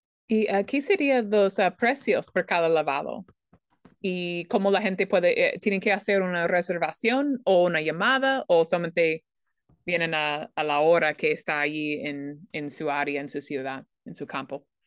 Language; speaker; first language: Spanish; non-native, learner; English